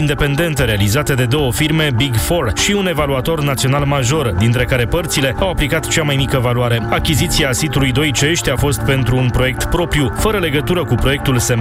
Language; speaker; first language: Romanian; native; Romanian